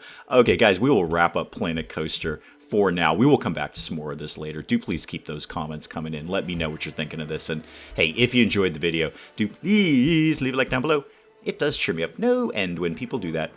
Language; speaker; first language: English; native; English